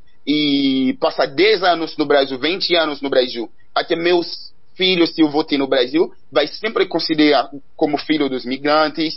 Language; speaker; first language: Portuguese; non-native, learner; Haitian Creole